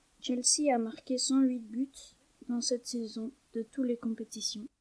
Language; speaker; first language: French; non-native, learner; German